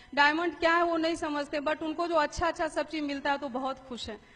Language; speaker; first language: Hindi; native; Hindi